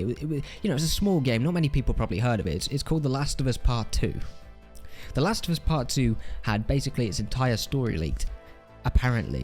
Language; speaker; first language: English; native; English